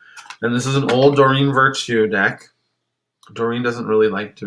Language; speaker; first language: English; native; English